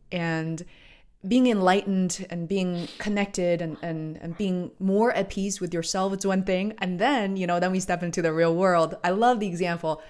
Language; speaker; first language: English; non-native, fluent; Chinese